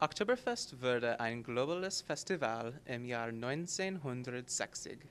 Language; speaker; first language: German; non-native, learner; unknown